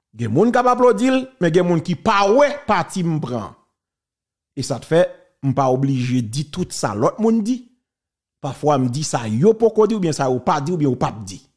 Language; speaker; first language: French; non-native, local second language; Haitian Creole